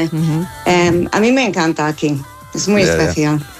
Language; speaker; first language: Spanish; non-native, fluent; English